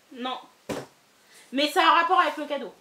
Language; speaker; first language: French; native; French